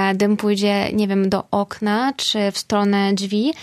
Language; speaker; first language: Polish; non-native, fluent; Russian